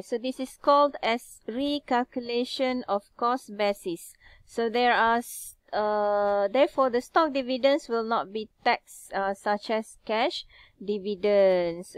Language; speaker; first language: English; non-native, local second language; Malay